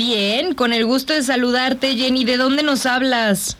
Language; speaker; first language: Spanish; native; Spanish